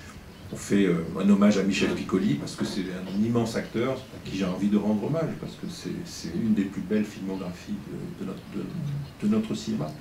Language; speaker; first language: French; native; French